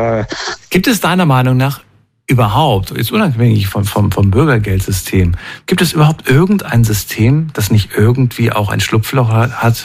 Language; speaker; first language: German; native; German